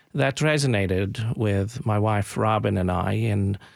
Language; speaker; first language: English; non-native, fluent; Arabic